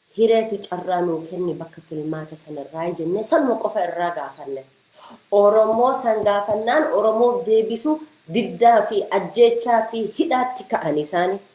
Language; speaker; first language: Oromo; early bilingual, heritage; Oromo